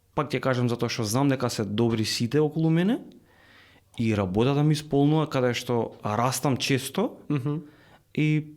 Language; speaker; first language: Macedonian; native; Macedonian